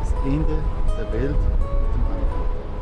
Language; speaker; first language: German; native; German